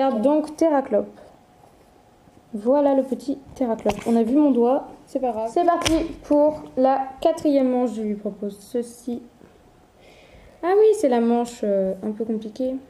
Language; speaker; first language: French; native; French